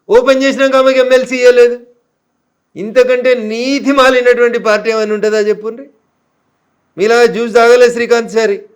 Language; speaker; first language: Telugu; native; Telugu